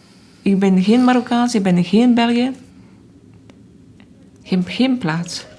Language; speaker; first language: Dutch; non-native, fluent; French